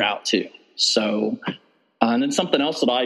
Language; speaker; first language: English; native; English